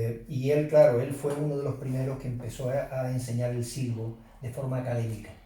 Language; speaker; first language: Spanish; native; Spanish